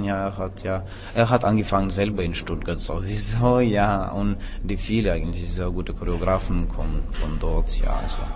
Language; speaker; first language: German; non-native, fluent; Russian